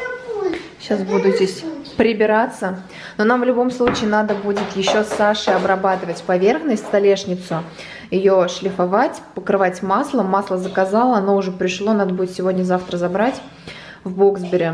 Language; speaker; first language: Russian; native; Russian